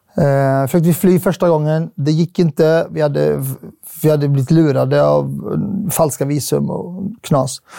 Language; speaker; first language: Swedish; early bilingual, other home language; Arabic